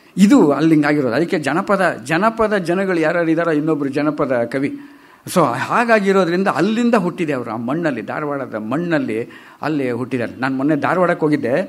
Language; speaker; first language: Kannada; native; Kannada